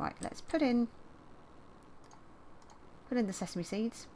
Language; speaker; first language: English; native; English